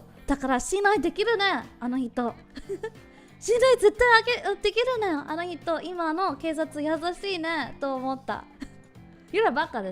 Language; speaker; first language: Japanese; non-native, learner; English